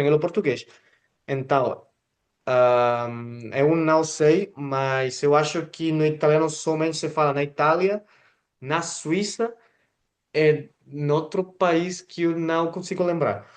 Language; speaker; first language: Portuguese; non-native, fluent; Spanish